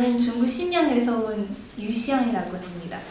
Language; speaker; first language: Korean; non-native, learner; Chinese